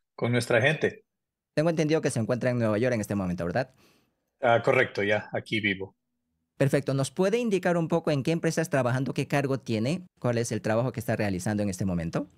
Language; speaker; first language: Spanish; non-native, fluent; Korean